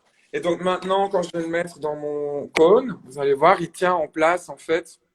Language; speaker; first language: French; native; French